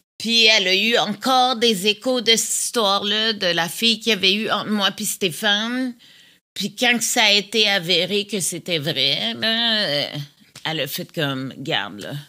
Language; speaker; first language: French; native; French